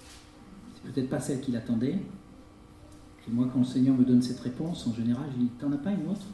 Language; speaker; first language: French; native; French